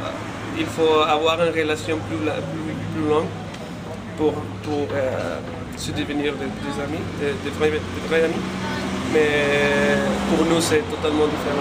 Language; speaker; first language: French; non-native, learner; Spanish